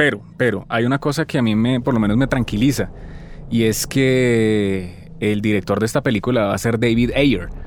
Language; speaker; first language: Spanish; native; Spanish